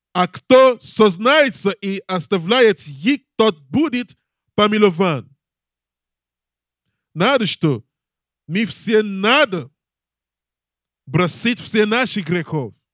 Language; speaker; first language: Russian; non-native, learner; English